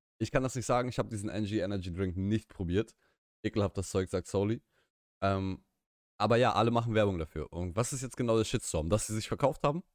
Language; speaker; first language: German; early bilingual, other home language; Russian